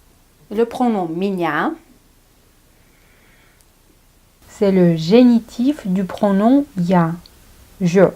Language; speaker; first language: French; non-native, fluent; Russian